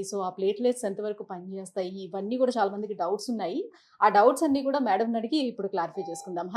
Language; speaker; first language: Telugu; native; Telugu